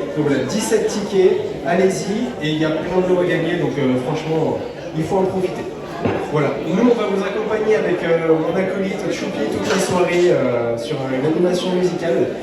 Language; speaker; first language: French; native; French